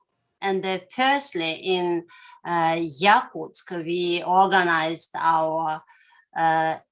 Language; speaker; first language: English; non-native, learner; Russian